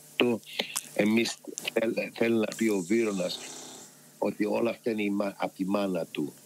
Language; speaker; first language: Greek; early bilingual, heritage; Greek